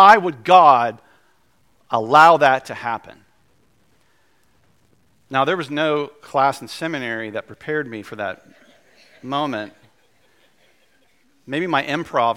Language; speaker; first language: English; native; English